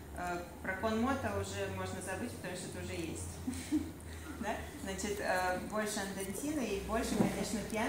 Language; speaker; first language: Russian; native; Russian